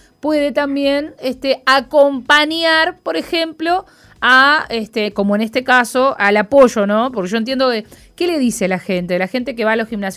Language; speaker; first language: Spanish; native; Spanish